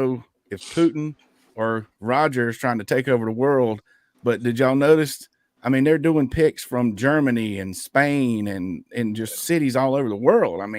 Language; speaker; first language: English; native; English